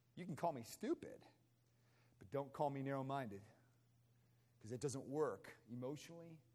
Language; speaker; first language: English; native; English